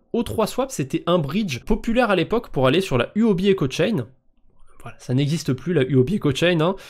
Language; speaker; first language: French; native; French